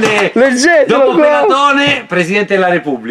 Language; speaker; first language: Italian; native; Italian